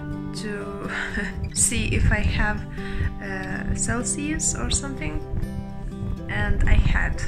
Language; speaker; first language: English; non-native, learner; Lithuanian